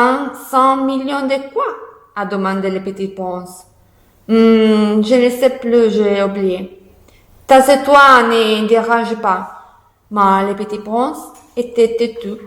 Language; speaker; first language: French; non-native, learner; Italian